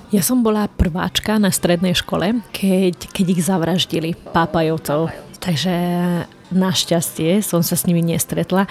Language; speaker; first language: Slovak; non-native, local second language; Hungarian